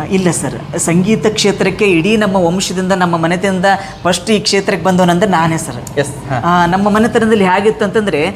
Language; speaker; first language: Kannada; native; Kannada